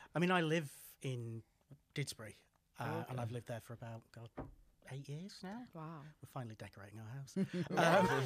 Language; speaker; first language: English; native; English